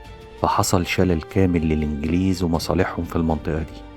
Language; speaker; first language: Arabic; native; Arabic